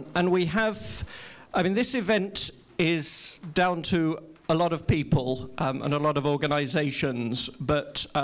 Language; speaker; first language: English; native; English